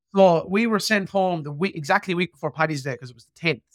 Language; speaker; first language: English; native; English